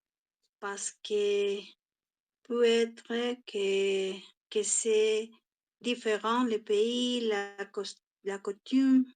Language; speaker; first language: French; non-native, learner; Spanish